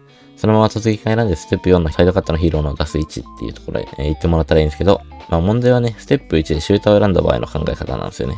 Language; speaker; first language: Japanese; native; Japanese